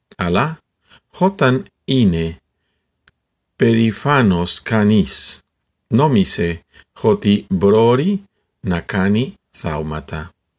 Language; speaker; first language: Greek; non-native, learner; Spanish